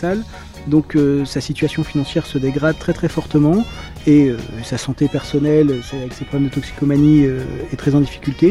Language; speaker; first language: French; native; French